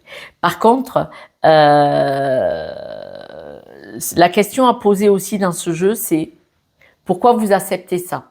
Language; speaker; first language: French; native; French